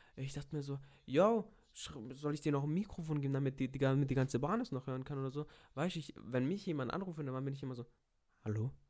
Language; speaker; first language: German; early bilingual, other home language; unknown